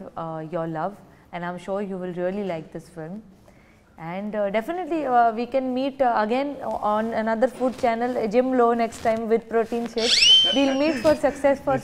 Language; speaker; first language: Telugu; non-native, learner; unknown